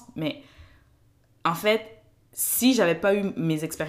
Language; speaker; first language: French; early bilingual, other home language; Kinyarwanda